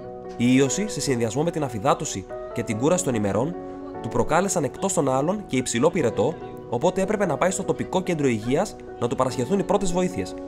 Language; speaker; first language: Greek; native; Greek